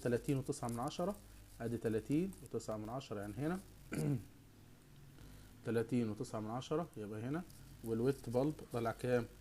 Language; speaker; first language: Arabic; native; Arabic